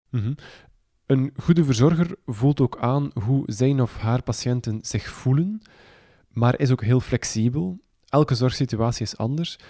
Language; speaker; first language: Dutch; native; Dutch